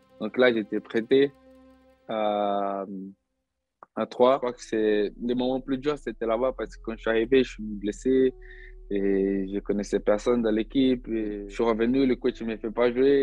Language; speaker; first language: French; non-native, learner; Portuguese